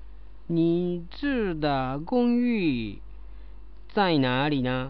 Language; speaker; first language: Chinese; non-native, learner; Japanese